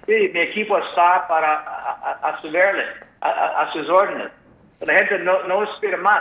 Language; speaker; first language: Spanish; non-native, fluent; English